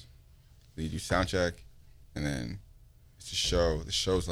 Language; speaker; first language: English; native; English